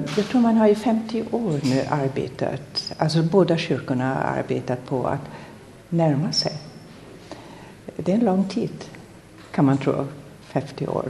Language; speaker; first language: Swedish; non-native, fluent; German